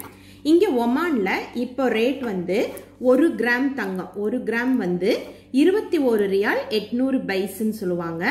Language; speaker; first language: Tamil; native; Tamil